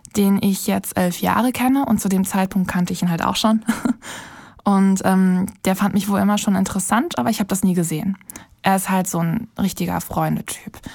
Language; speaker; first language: German; native; German